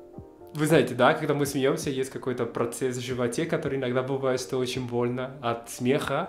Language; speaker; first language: Russian; non-native, fluent; Spanish